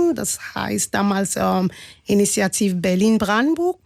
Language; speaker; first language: German; non-native, fluent; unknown